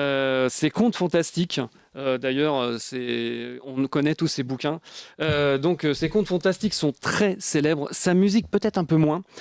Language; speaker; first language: French; native; French